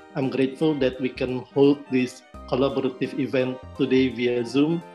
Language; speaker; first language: English; non-native, fluent; Indonesian